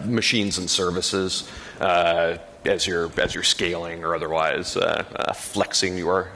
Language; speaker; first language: English; native; English